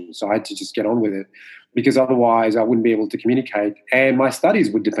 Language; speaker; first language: English; non-native, fluent; Morisyen